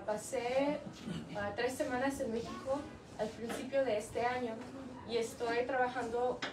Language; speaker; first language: Spanish; early bilingual, heritage; English